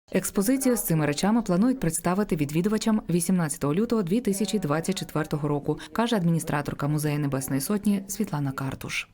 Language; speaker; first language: Ukrainian; native; Ukrainian